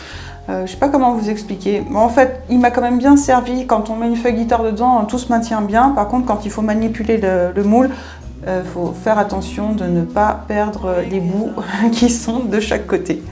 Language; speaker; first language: French; native; French